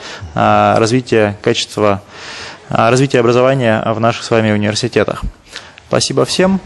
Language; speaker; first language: Russian; native; Russian